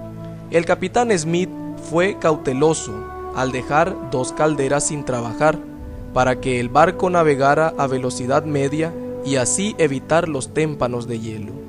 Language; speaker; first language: Spanish; native; Spanish